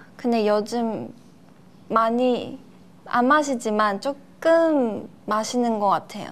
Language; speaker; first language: Korean; non-native, fluent; Chinese